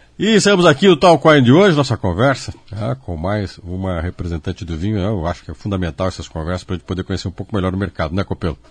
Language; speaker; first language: Portuguese; native; Portuguese